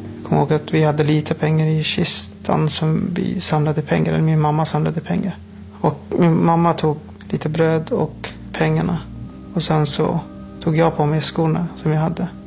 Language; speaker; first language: Swedish; non-native, fluent; Persian